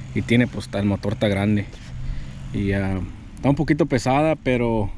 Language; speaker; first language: Spanish; early bilingual, heritage; Spanish